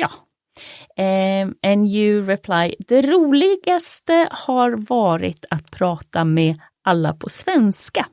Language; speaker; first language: Swedish; native; Swedish